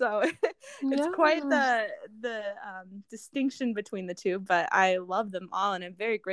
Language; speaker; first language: English; native; English